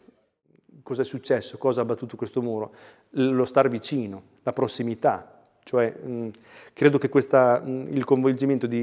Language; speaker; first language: Italian; native; Italian